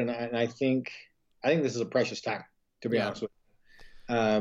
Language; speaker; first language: English; native; English